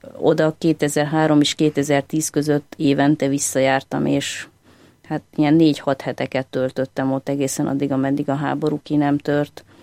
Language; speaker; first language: Hungarian; native; Hungarian